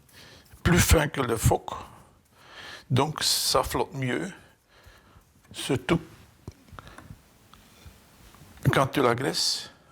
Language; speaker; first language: French; non-native, fluent; Dutch